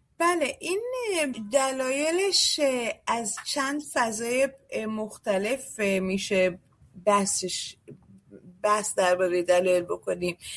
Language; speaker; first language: Persian; early bilingual, heritage; Persian